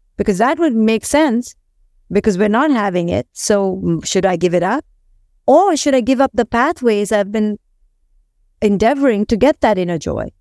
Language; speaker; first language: English; non-native, local second language; Hindi